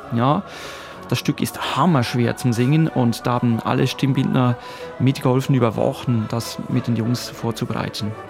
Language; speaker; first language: German; native; German